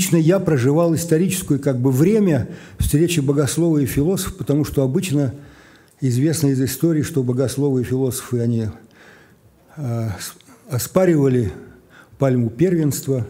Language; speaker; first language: Russian; native; Russian